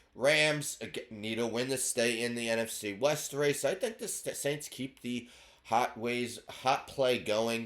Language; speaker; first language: English; native; English